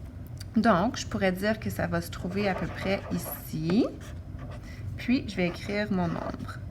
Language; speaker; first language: French; native; French